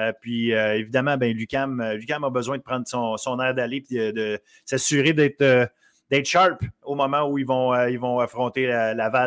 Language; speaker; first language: French; native; French